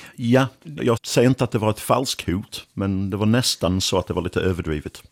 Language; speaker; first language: Swedish; non-native, fluent; English